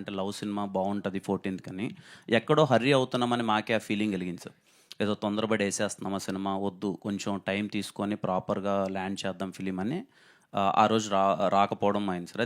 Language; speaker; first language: Telugu; native; Telugu